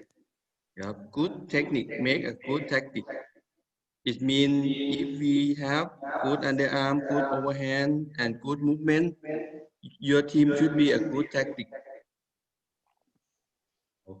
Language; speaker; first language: English; non-native, learner; Thai